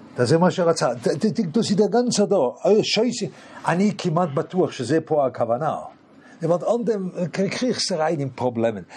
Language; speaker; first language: Hebrew; non-native, fluent; English